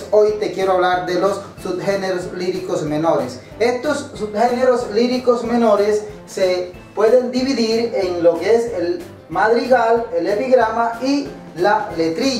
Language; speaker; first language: Spanish; native; Spanish